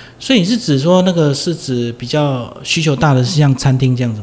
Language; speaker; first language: Chinese; native; Chinese